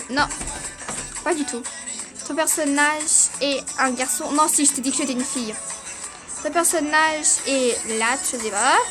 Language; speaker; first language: French; early bilingual, other home language; Portuguese